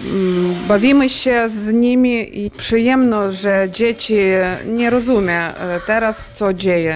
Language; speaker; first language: Polish; non-native, learner; Ukrainian